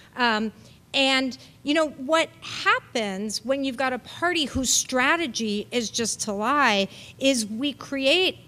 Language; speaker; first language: English; native; English